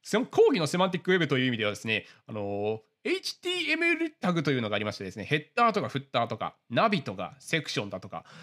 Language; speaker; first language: Japanese; native; Japanese